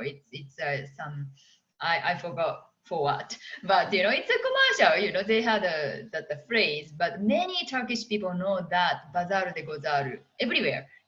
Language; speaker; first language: English; non-native, fluent; Japanese